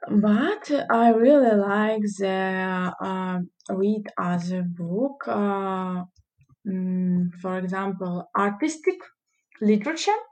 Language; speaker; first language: English; non-native, learner; Russian